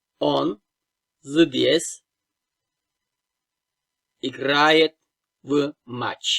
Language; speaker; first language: Russian; non-native, fluent; Turkish